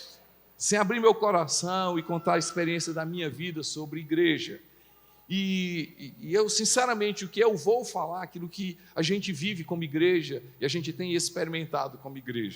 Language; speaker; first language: Portuguese; native; Portuguese